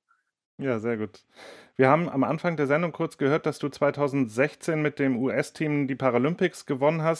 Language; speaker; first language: German; native; German